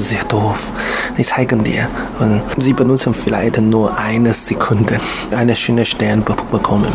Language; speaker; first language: German; non-native, learner; Chinese